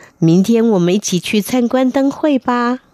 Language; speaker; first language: Chinese; non-native, fluent; Vietnamese